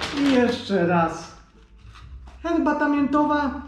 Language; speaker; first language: Polish; native; Polish